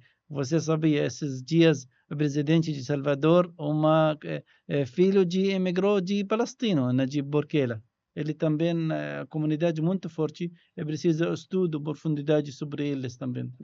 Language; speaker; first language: Portuguese; non-native, learner; Arabic